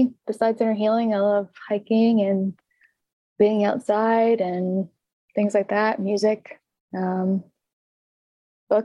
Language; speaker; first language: English; native; English